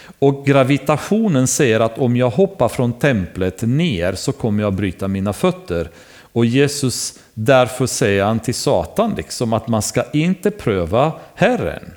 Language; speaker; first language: Swedish; non-native, fluent; Romanian